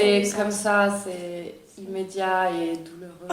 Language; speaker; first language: French; early bilingual, other home language; Italian